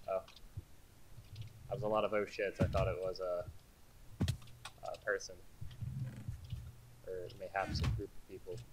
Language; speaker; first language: English; native; English